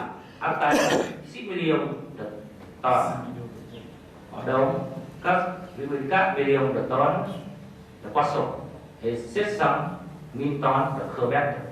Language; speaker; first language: French; non-native, fluent; Vietnamese